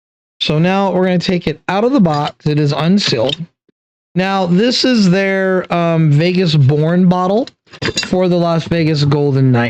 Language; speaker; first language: English; native; English